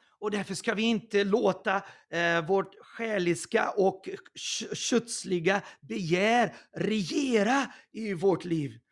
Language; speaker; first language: Swedish; non-native, fluent; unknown